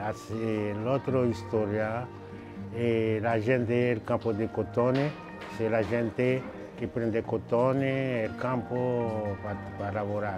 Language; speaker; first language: Italian; non-native, learner; Haitian Creole